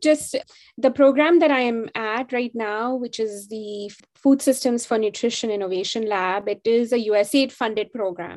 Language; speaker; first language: English; non-native, local second language; Hindi